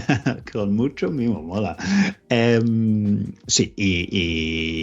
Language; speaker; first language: Spanish; non-native, learner; English